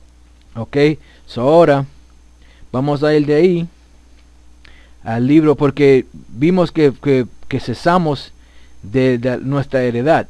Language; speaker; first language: Spanish; early bilingual, heritage; Spanish